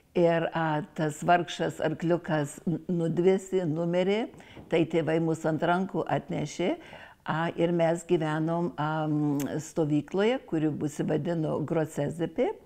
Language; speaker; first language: Lithuanian; early bilingual, heritage; Lithuanian